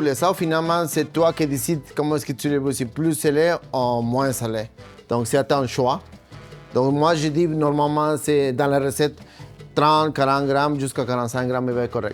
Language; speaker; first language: French; non-native, fluent; Spanish